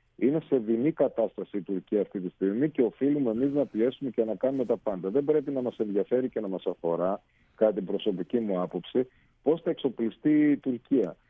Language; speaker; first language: Greek; native; Greek